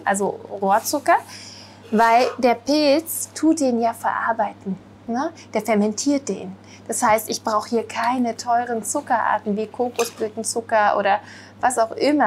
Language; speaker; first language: German; native; German